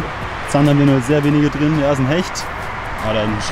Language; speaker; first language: German; native; German